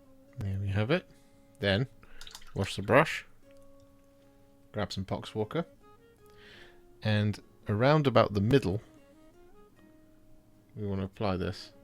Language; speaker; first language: English; native; English